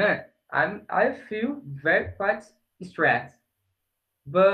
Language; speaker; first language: English; non-native, learner; Portuguese